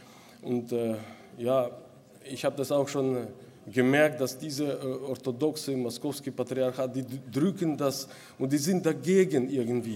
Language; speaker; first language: German; non-native, local second language; Russian